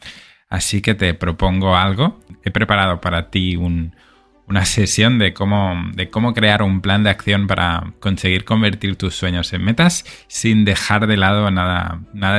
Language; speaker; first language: Spanish; native; Spanish